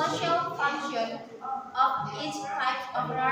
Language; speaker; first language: English; non-native, learner; Indonesian